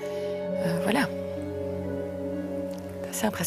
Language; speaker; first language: French; native; French